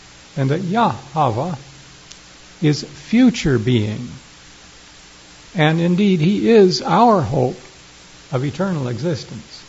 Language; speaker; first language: English; native; English